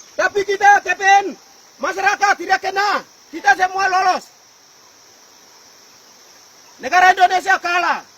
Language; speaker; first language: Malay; non-native, local second language; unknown